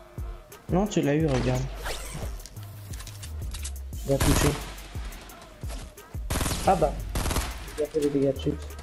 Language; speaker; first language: French; native; French